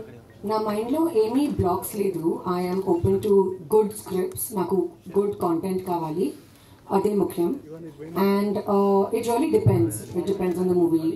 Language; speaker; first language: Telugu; non-native, local second language; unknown